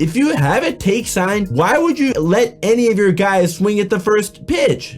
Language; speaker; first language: English; native; English